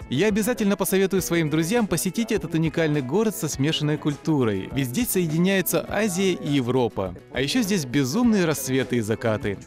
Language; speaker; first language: Russian; non-native, fluent; Spanish